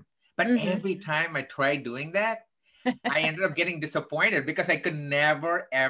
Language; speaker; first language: English; non-native, local second language; Tamil